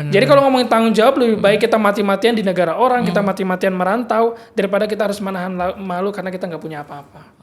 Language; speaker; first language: Indonesian; early bilingual, heritage; Madurese